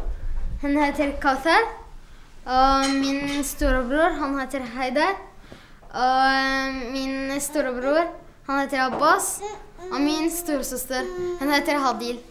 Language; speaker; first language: Norwegian; early bilingual, other home language; Arabic